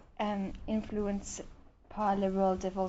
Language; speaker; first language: French; non-native, learner; English